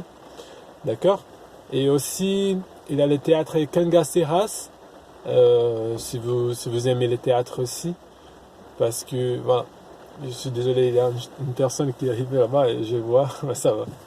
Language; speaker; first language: French; non-native, fluent; Portuguese